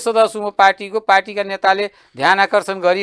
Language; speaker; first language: Nepali; native; Nepali